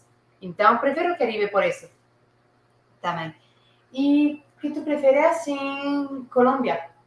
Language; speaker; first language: Portuguese; non-native, learner; French